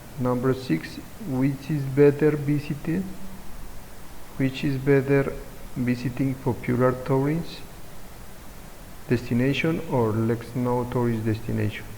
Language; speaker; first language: English; non-native, learner; Spanish